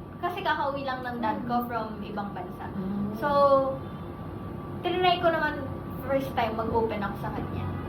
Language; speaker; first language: Filipino; native; Filipino